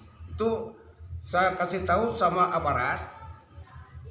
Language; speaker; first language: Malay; non-native, local second language; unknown